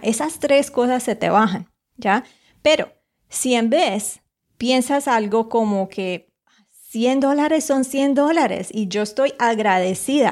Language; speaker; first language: Spanish; native; Spanish